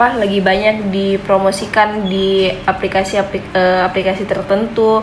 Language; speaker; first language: Indonesian; native; Indonesian